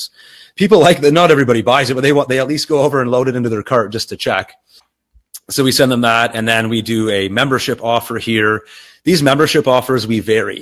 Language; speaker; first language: English; native; English